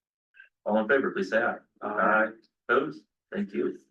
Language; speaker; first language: English; native; English